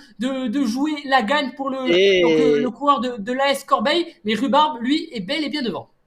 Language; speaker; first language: French; native; French